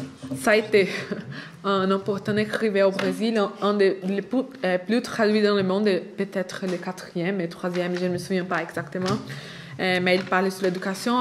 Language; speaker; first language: French; non-native, fluent; Portuguese